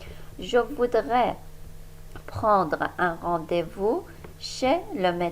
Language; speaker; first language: French; non-native, fluent; Persian